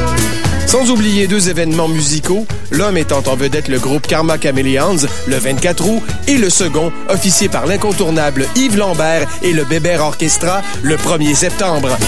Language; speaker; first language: French; native; French